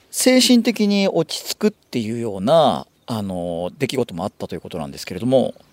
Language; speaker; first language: Japanese; native; Japanese